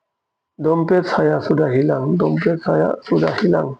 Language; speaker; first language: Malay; non-native, fluent; Bangla